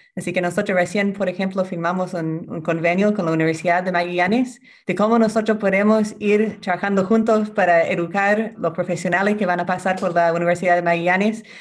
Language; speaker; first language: Spanish; non-native, fluent; English